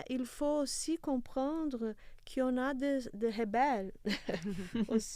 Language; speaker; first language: French; non-native, fluent; Portuguese